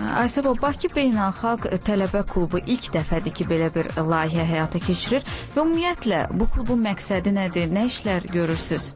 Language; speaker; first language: Azerbaijani; native; Azerbaijani